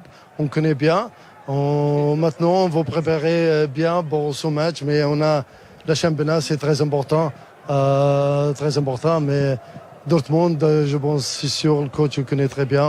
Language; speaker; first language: French; non-native, learner; Spanish